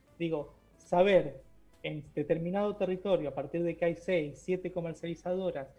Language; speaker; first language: Spanish; native; Spanish